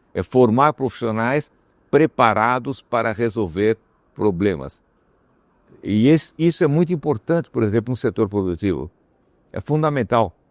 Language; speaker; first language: Portuguese; early bilingual, other home language; Armenian